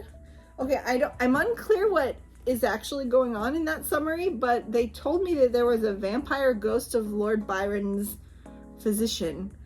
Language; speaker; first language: English; native; English